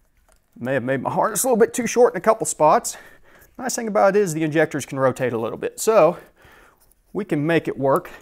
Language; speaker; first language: English; native; English